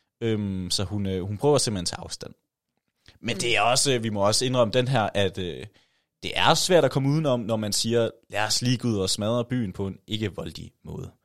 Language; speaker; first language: Danish; native; Danish